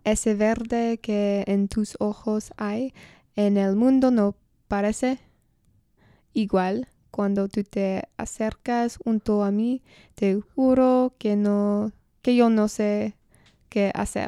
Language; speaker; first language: Spanish; non-native, learner; English